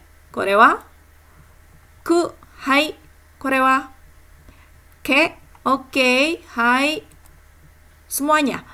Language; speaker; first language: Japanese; non-native, fluent; Indonesian